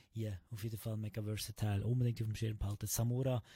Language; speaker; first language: German; native; German